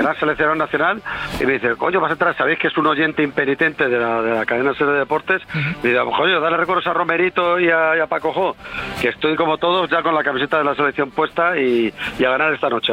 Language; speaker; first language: Spanish; native; Spanish